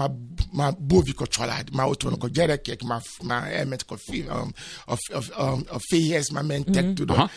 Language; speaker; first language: Hungarian; non-native, fluent; Yoruba